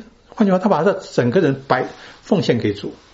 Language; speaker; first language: Chinese; native; Chinese